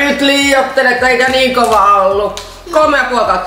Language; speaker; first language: Finnish; native; Finnish